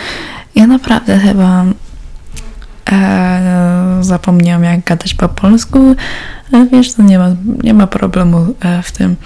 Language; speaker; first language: Polish; early bilingual, heritage; Polish